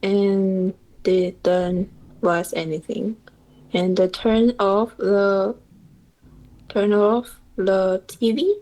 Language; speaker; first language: English; non-native, learner; Chinese